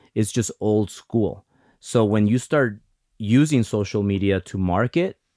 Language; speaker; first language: English; early bilingual, other home language; Spanish